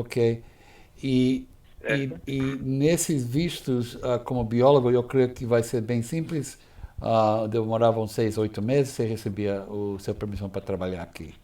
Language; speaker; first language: Portuguese; non-native, fluent; English